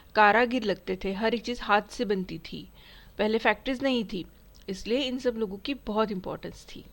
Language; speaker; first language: Hindi; non-native, local second language; Marathi